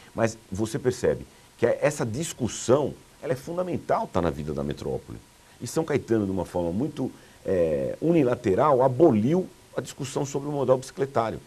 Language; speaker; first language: Portuguese; native; Portuguese